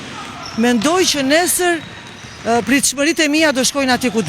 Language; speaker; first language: Albanian; native; Albanian